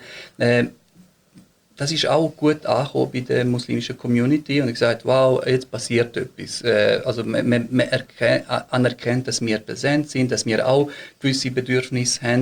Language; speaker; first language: German; early bilingual, other home language; Bosnian